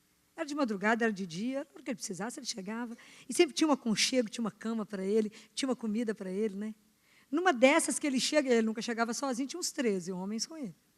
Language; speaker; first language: Portuguese; native; Portuguese